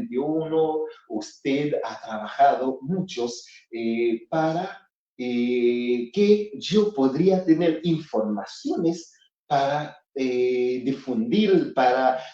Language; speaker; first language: Spanish; non-native, fluent; Haitian Creole